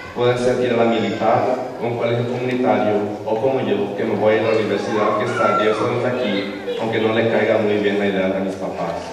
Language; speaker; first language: Spanish; early bilingual, heritage; Spanish